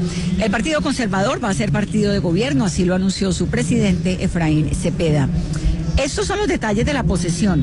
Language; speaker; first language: Spanish; native; Spanish